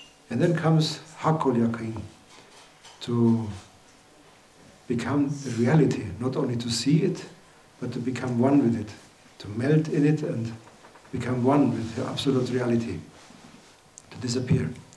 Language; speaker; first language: English; non-native, fluent; German